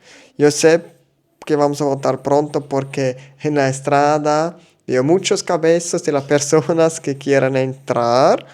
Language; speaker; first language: Spanish; non-native, learner; German